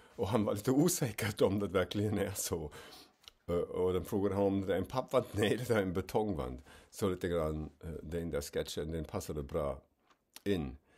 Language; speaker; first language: Swedish; non-native, fluent; German